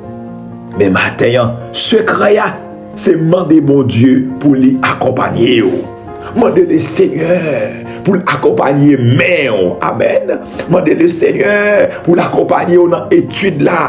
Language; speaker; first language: French; non-native, local second language; Haitian Creole